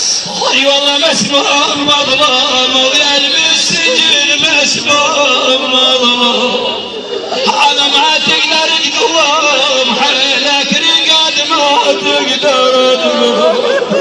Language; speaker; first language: Arabic; native; Arabic